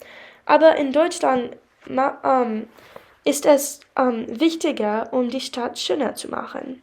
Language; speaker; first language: German; non-native, learner; English